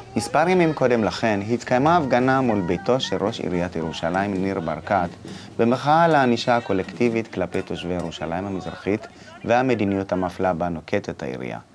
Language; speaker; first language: Hebrew; native; Hebrew